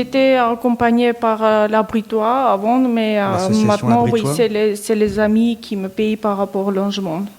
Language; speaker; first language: French; non-native, learner; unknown